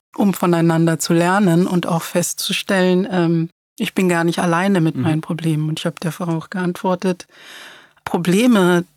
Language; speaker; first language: German; early bilingual, other home language; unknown